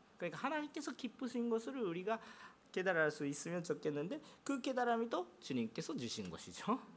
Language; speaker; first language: Korean; non-native, fluent; Japanese